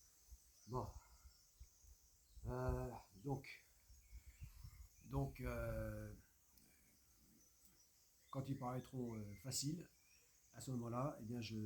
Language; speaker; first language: French; native; French